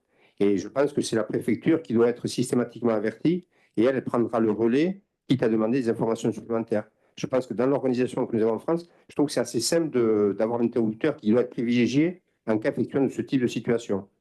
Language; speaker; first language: French; native; French